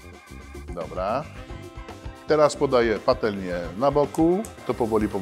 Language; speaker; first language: Polish; non-native, fluent; French